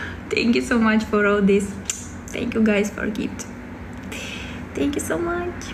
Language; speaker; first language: English; non-native, learner; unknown